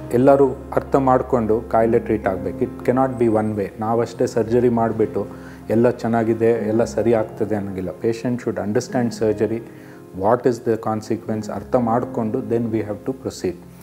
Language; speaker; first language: Kannada; native; Kannada